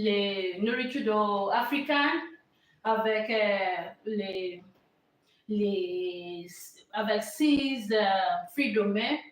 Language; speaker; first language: French; non-native, learner; English